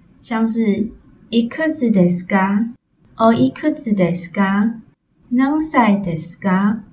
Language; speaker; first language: Japanese; non-native, learner; Chinese